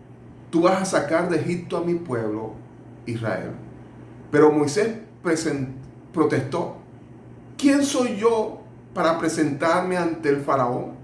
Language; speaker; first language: Spanish; native; Spanish